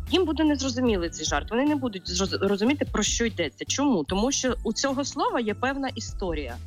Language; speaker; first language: Ukrainian; native; Ukrainian